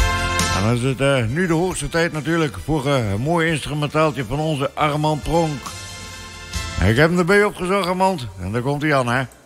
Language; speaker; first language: Dutch; native; Dutch